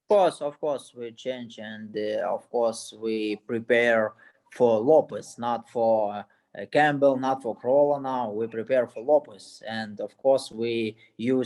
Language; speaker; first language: English; non-native, learner; Russian